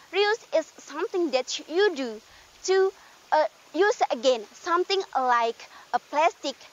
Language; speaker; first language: English; non-native, learner; Indonesian